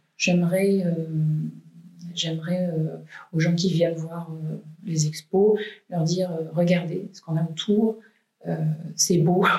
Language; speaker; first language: French; native; French